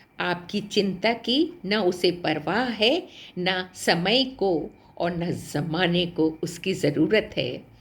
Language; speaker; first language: Hindi; native; Hindi